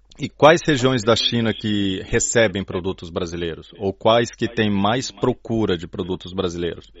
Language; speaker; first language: Portuguese; native; Portuguese